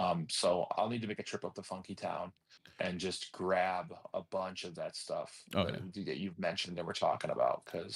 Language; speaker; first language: English; native; English